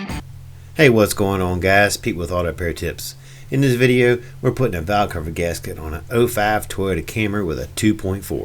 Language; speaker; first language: English; native; English